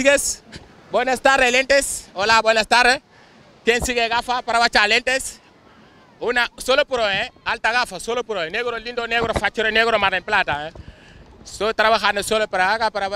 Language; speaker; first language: Spanish; non-native, learner; Wolof